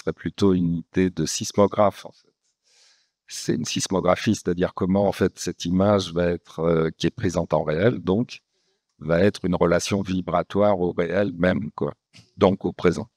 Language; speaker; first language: French; native; French